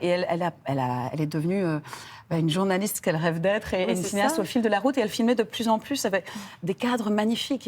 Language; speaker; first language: French; native; French